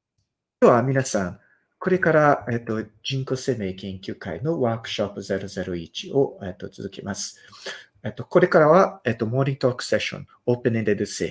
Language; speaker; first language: Japanese; non-native, fluent; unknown